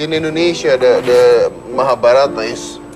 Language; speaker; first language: English; non-native, learner; Indonesian